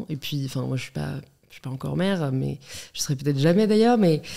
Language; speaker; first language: French; native; French